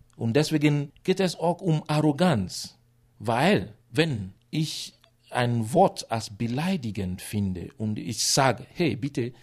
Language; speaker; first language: German; non-native, fluent; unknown